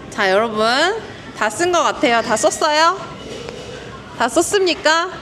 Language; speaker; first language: Korean; native; Korean